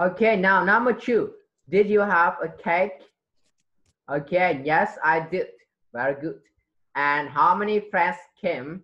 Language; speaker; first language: English; non-native, fluent; Vietnamese